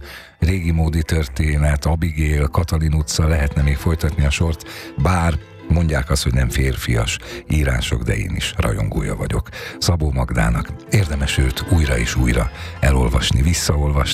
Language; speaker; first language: Hungarian; native; Hungarian